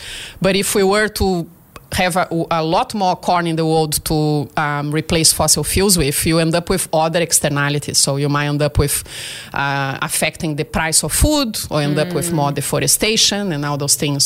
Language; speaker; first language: English; non-native, fluent; Portuguese